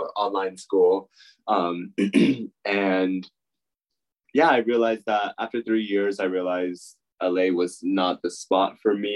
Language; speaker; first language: English; native; English